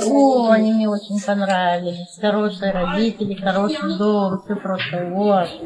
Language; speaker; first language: Russian; native; Russian